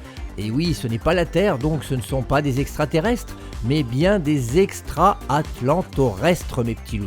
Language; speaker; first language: French; native; French